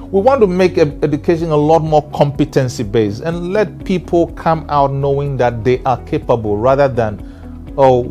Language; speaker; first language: English; non-native, local second language; Ewe